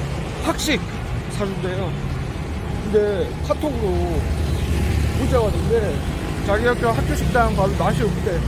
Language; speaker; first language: Korean; native; Korean